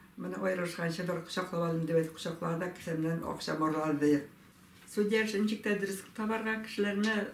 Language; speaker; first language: Tatar; native; Tatar